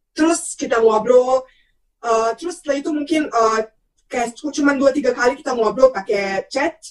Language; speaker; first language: Indonesian; non-native, fluent; Bosnian